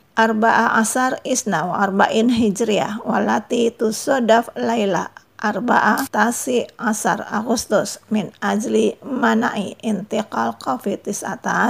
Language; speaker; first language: Arabic; non-native, fluent; Indonesian